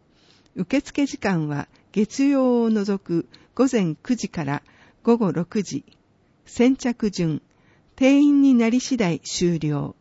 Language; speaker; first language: Japanese; native; Japanese